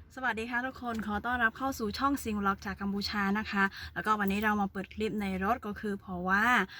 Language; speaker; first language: Thai; non-native, fluent; Khmer